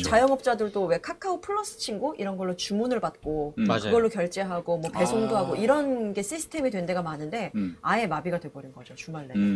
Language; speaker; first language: Korean; native; Korean